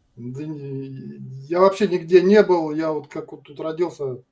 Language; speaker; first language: Russian; native; Russian